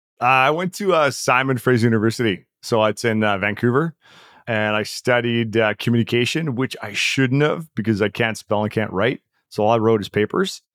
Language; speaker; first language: English; early bilingual, other home language; Czech